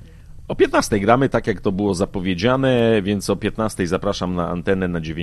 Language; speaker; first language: Polish; native; Polish